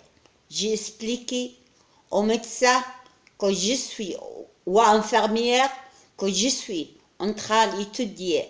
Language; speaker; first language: French; non-native, learner; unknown